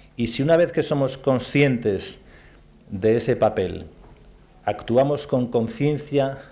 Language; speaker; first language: Spanish; native; Spanish